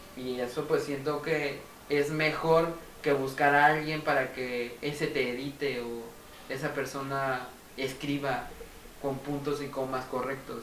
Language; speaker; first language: Spanish; native; Spanish